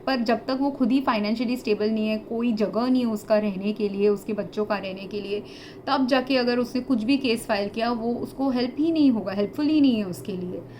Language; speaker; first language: Hindi; early bilingual, heritage; Hindi